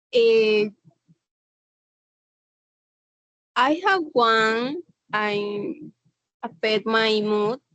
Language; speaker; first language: English; non-native, learner; Spanish